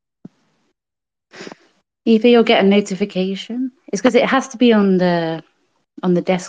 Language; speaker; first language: English; native; English